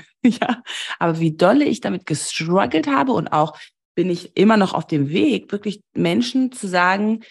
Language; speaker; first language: German; early bilingual, heritage; German